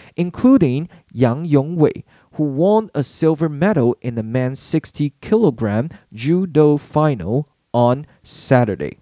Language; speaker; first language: English; non-native, fluent; Chinese